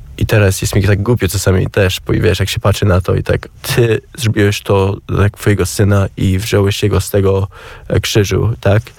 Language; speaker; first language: Polish; early bilingual, heritage; Polish